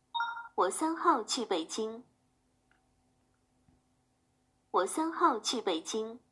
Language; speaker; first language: Chinese; non-native, learner; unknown